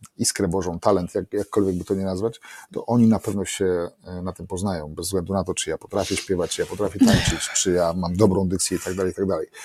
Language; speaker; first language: Polish; native; Polish